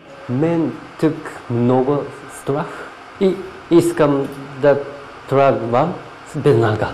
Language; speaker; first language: Bulgarian; non-native, learner; Japanese